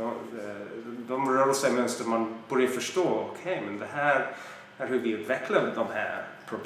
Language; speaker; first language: Swedish; non-native, fluent; English